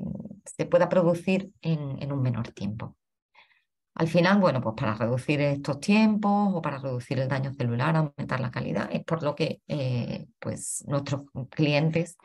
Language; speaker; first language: Spanish; native; Spanish